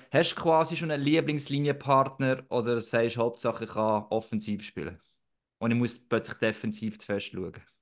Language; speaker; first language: German; native; German